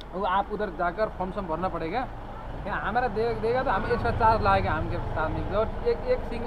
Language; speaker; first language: Hindi; non-native, learner; Nepali